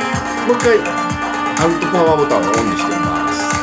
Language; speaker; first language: Japanese; native; Japanese